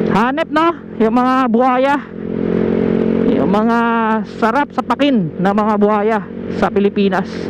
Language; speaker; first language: Filipino; non-native, local second language; Cebuano